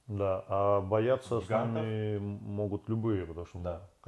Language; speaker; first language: Russian; native; Russian